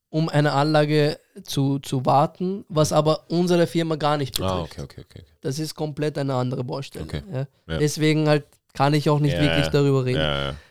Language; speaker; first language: German; early bilingual, other home language; Persian